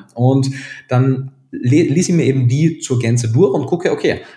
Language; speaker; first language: German; native; German